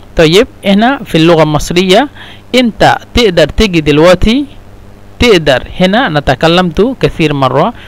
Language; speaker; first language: Egyptian Arabic; non-native, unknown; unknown